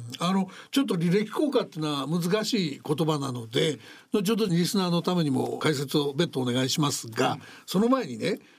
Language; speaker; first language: Japanese; native; Japanese